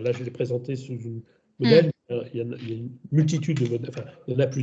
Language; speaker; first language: French; native; French